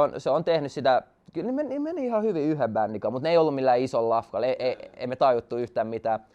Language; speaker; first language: Finnish; non-native, local second language; Swedish